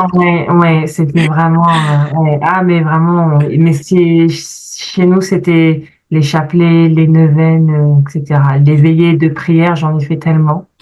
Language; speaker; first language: French; early bilingual, other home language; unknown